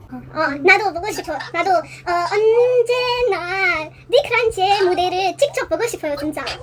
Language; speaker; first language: Korean; non-native, learner; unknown